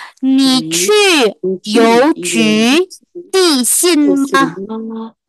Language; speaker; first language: Chinese; non-native, fluent; Indonesian